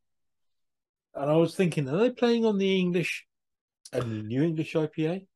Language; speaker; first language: English; native; English